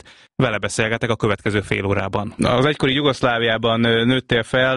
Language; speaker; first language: Hungarian; native; Hungarian